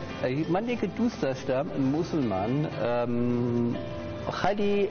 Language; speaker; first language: Persian; non-native, learner; German